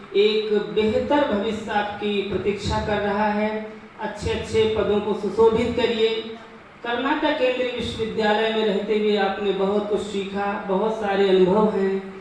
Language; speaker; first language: Hindi; native; Hindi